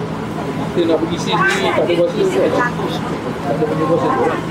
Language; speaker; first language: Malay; non-native, local second language; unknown